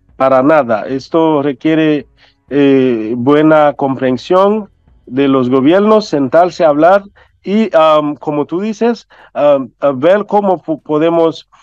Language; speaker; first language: Spanish; non-native, fluent; Haitian Creole